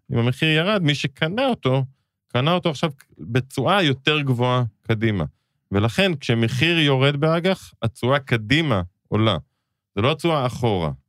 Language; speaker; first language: Hebrew; native; Hebrew